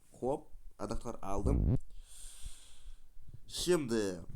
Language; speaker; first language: Turkish; non-native, learner; Russian